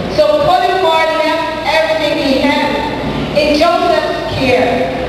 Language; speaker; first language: English; non-native, local second language; Filipino